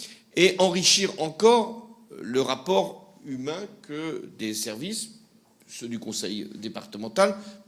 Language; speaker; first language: French; native; French